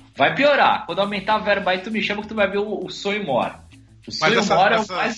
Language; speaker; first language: Portuguese; native; Portuguese